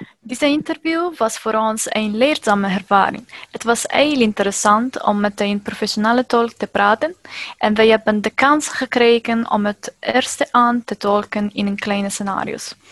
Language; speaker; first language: Dutch; non-native, learner; Italian